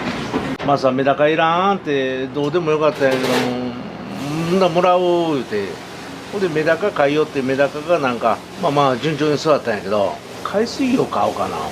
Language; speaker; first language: Japanese; native; Japanese